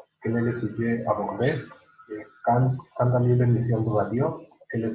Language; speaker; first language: French; non-native, learner; Spanish